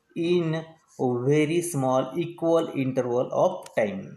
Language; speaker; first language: English; non-native, local second language; Marathi